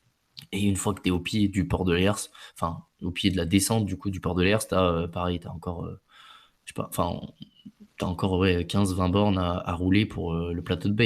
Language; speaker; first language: French; native; French